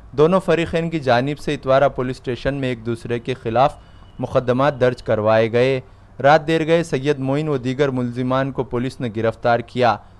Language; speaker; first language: Urdu; native; Urdu